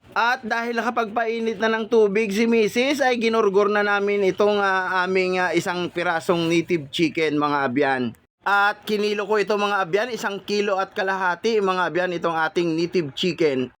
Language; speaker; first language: Filipino; non-native, local second language; Bikol